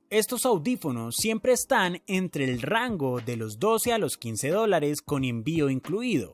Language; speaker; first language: Spanish; native; Spanish